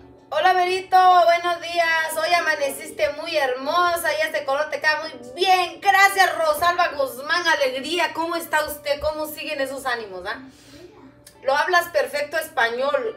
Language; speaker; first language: Spanish; non-native, fluent; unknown